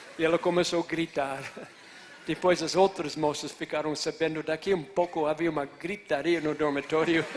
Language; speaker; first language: Portuguese; non-native, fluent; English